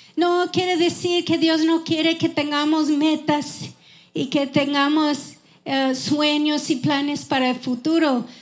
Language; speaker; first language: Spanish; non-native, fluent; English